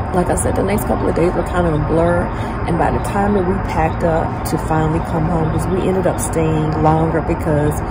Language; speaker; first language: English; native; English